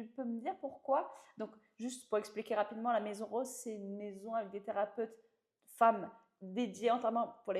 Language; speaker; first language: French; native; French